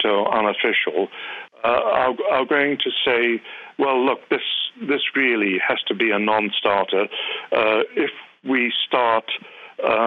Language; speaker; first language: English; native; English